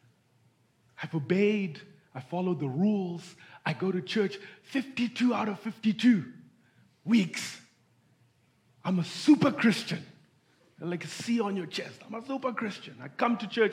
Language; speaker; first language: English; non-native, local second language; Shona